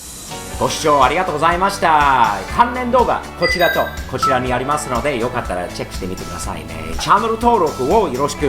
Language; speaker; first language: Japanese; non-native, fluent; English